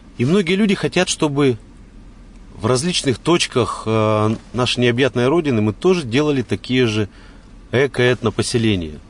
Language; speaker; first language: Russian; native; Russian